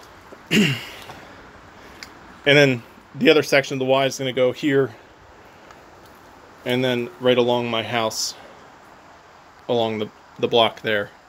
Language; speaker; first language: English; native; English